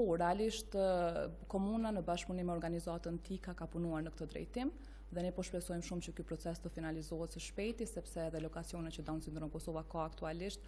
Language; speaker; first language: Albanian; native; Albanian